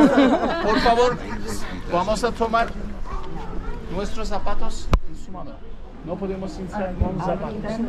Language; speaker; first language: Spanish; non-native, learner; Turkish